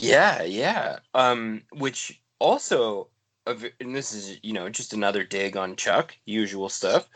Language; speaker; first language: English; native; English